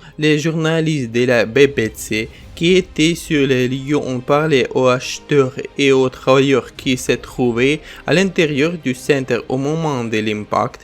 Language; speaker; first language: French; non-native, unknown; Ukrainian